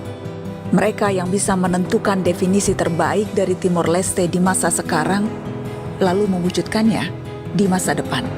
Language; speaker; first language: Indonesian; native; Indonesian